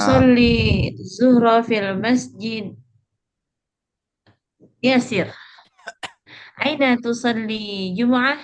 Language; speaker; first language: Arabic; non-native, learner; Indonesian